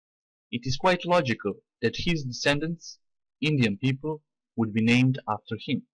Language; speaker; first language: English; non-native, fluent; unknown